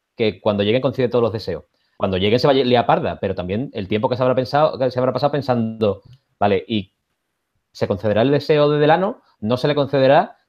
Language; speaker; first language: Spanish; native; Spanish